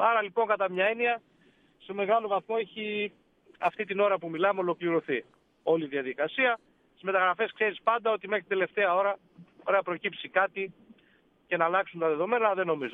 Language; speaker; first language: Greek; native; Greek